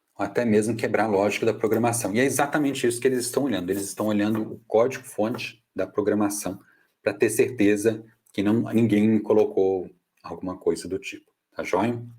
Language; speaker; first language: Portuguese; non-native, fluent; English